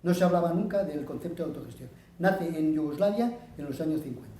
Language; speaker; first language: Spanish; non-native, local second language; Catalan